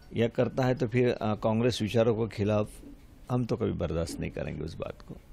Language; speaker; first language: Hindi; non-native, local second language; Marathi